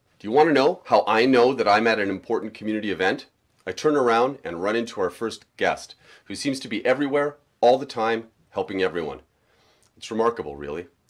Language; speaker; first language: English; native; English